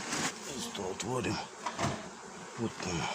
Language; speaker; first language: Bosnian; non-native, learner; Russian